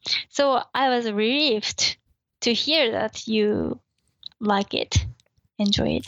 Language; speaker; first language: English; non-native, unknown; Japanese